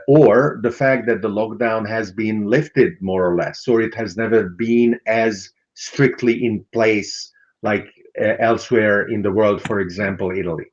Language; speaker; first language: English; non-native, fluent; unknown